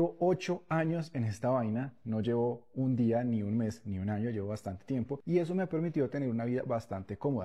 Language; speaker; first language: Spanish; native; Spanish